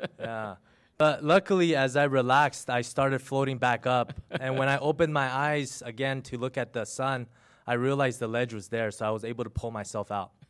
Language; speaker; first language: English; early bilingual, other home language; Chinese